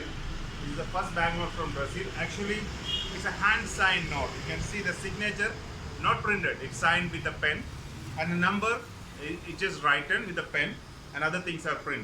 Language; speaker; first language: English; non-native, local second language; Malayalam